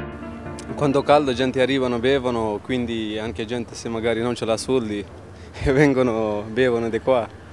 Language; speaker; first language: Italian; non-native, learner; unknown